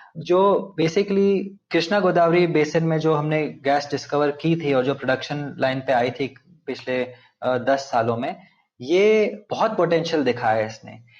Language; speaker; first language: Hindi; non-native, local second language; Telugu